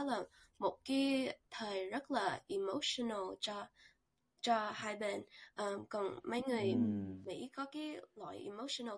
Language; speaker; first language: Vietnamese; early bilingual, heritage; Vietnamese